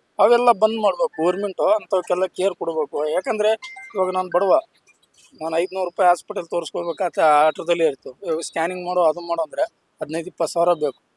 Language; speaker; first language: Kannada; native; Kannada